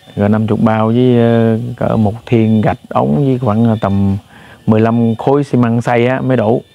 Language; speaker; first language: Vietnamese; non-native, local second language; Khmer